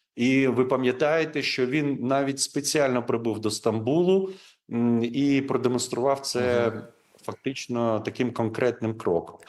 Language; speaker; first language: Ukrainian; non-native, local second language; Crimean Tatar